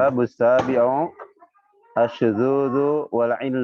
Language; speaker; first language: Arabic; non-native, learner; Indonesian